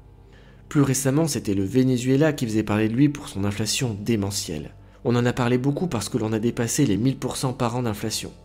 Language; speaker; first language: French; native; French